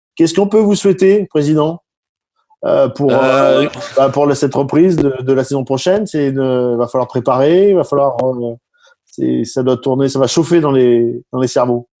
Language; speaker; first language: French; native; French